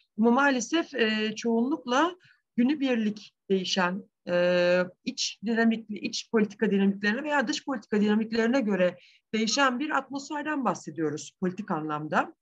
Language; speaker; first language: Turkish; native; Turkish